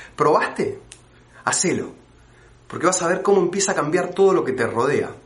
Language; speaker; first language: Spanish; native; Spanish